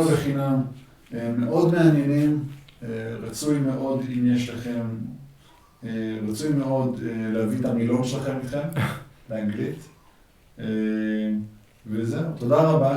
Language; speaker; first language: Hebrew; native; Hebrew